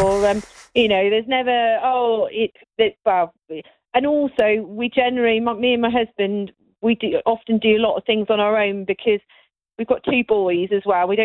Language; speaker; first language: English; native; English